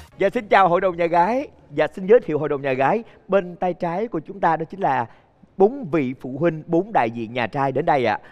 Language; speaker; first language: Vietnamese; native; Vietnamese